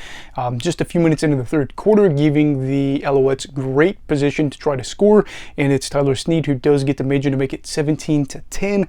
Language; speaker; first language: English; native; English